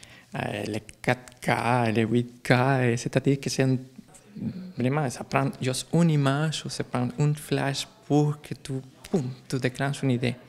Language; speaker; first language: French; non-native, learner; Spanish